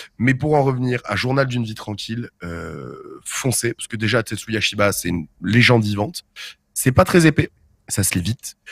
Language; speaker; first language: French; native; French